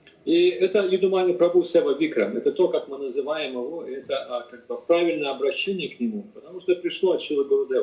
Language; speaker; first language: Russian; native; Russian